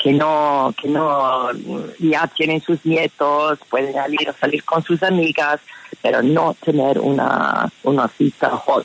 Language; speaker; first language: Spanish; non-native, fluent; English